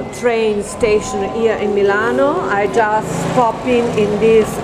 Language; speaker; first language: English; non-native, fluent; Italian